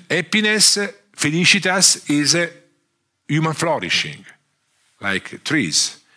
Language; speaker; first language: English; non-native, fluent; Italian